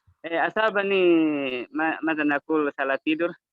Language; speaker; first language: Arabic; non-native, learner; Indonesian